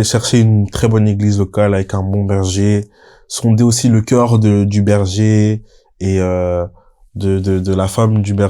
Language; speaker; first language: French; native; French